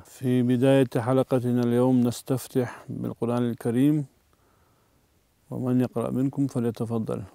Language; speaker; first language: Arabic; non-native, fluent; Chechen